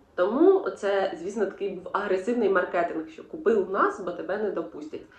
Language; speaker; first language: Ukrainian; non-native, local second language; Russian